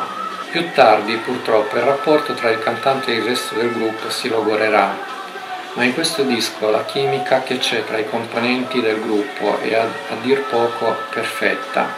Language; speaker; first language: Italian; native; Italian